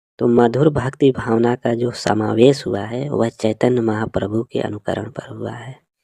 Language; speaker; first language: Hindi; native; Hindi